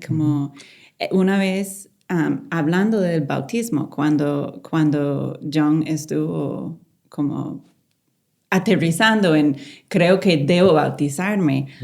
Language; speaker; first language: Spanish; non-native, fluent; English